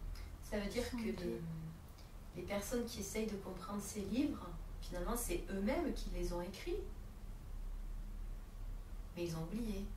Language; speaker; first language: French; native; French